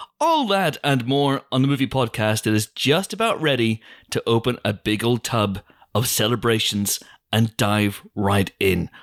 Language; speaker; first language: English; native; English